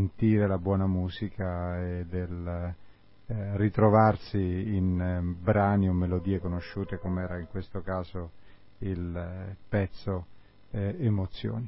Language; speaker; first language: Italian; native; Italian